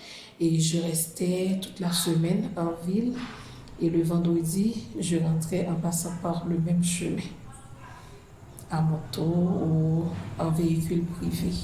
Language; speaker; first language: French; non-native, local second language; Haitian Creole